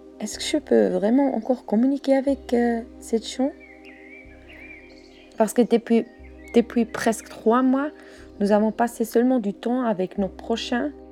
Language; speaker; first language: French; non-native, learner; German